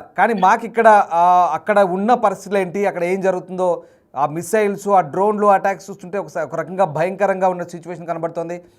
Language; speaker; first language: Telugu; native; Telugu